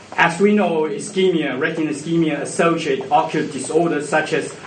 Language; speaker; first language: English; non-native, fluent; Chinese